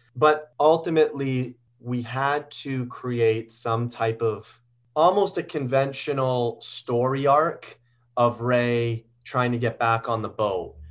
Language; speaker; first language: English; native; English